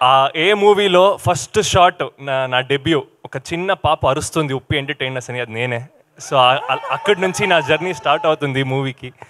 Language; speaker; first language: Telugu; non-native, learner; Kannada